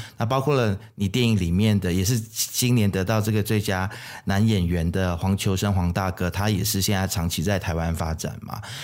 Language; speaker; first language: Chinese; native; Chinese